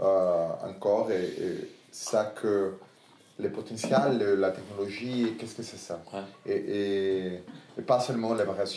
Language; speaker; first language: French; non-native, fluent; Portuguese